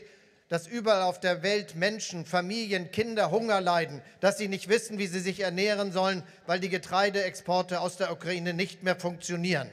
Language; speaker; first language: German; native; German